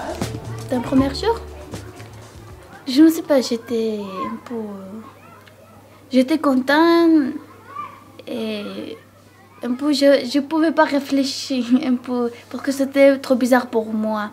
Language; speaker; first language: French; non-native, learner; Georgian